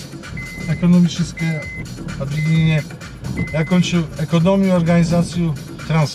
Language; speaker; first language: Russian; non-native, learner; Polish